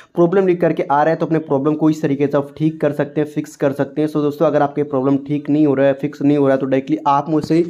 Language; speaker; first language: Hindi; native; Hindi